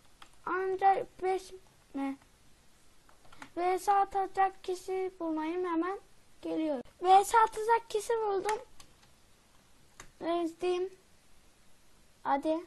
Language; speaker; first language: Turkish; native; Turkish